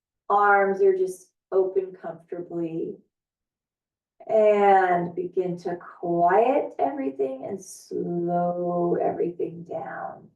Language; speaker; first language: English; native; English